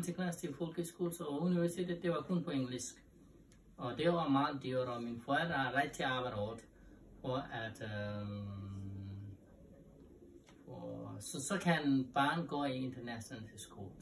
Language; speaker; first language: Danish; non-native, learner; Nepali